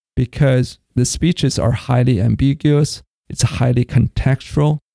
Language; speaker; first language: English; non-native, fluent; Chinese